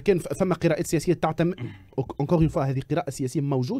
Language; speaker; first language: Arabic; native; Arabic